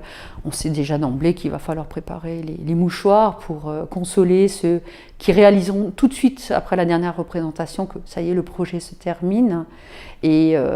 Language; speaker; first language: French; native; French